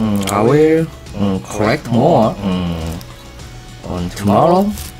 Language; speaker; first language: English; non-native, learner; Korean